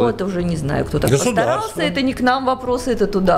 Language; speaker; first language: Russian; native; Russian